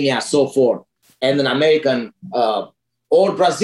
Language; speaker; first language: English; non-native, fluent; Romanian